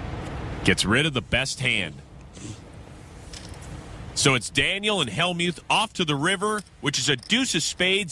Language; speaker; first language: English; native; English